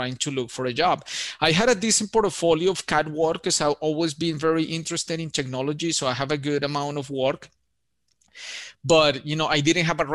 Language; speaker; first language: English; non-native, fluent; Spanish